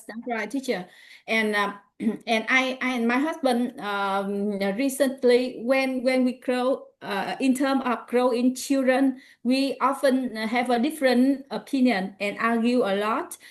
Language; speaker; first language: English; non-native, learner; Vietnamese